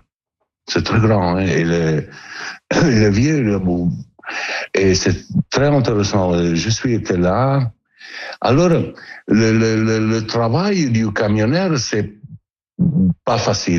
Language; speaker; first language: French; non-native, learner; Italian